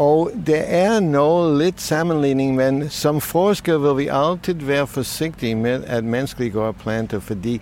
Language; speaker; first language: Danish; non-native, fluent; English